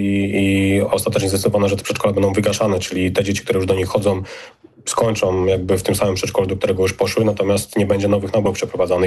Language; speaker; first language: Polish; native; Polish